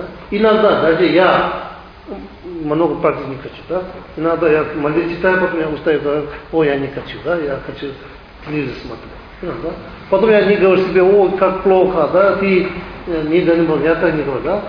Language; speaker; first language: Russian; non-native, learner; Tibetan